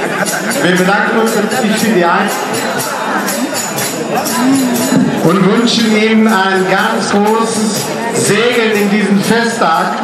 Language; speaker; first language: German; non-native, fluent; Korean